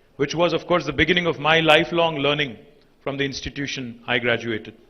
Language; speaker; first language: English; non-native, local second language; Telugu